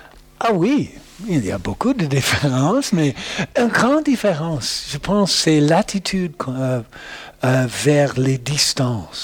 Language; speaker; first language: French; non-native, learner; English